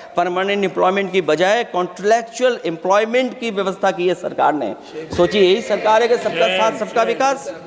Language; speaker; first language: Hindi; native; Hindi